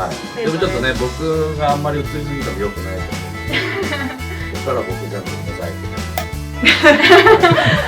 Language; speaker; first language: Japanese; native; Japanese